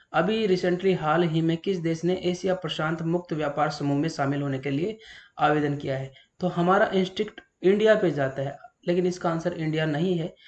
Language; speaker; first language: Hindi; native; Hindi